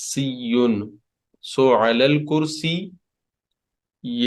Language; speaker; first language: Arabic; non-native, fluent; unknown